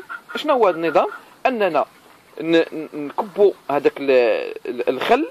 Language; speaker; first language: Arabic; native; Arabic